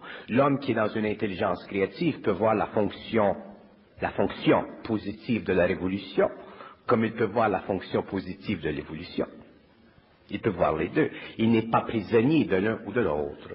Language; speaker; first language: French; native; French